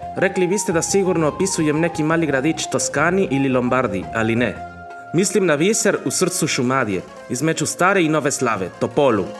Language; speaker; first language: Serbian; non-native, fluent; Spanish